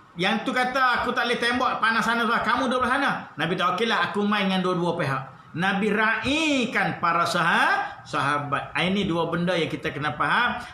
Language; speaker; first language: Malay; native; Malay